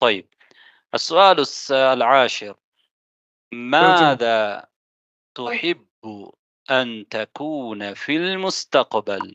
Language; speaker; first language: Arabic; non-native, fluent; Tamil